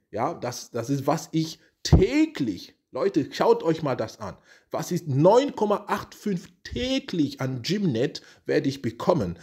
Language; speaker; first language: German; non-native, fluent; French